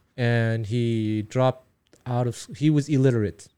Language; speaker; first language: English; non-native, fluent; Min Nan Chinese